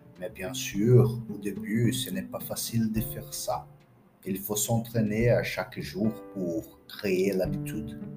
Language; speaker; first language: French; non-native, fluent; Portuguese